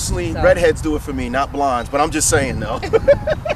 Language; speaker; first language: English; native; English